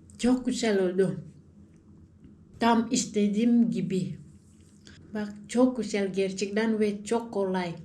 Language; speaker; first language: Turkish; non-native, learner; Indonesian